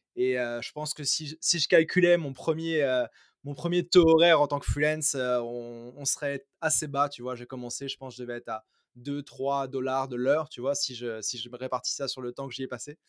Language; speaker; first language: French; native; French